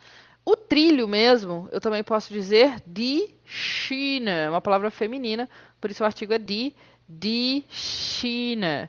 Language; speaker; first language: Portuguese; native; Portuguese